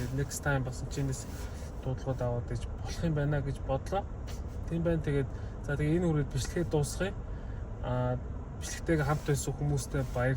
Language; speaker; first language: Mongolian; native; Mongolian